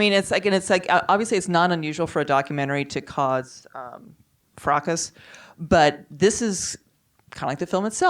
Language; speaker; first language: English; native; English